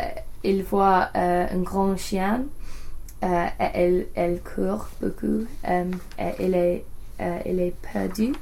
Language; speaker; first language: French; non-native, learner; English